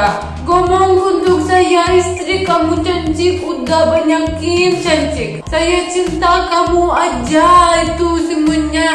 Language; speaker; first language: Indonesian; non-native, learner; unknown